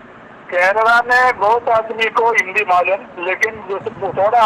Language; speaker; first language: Hindi; non-native, local second language; Malayalam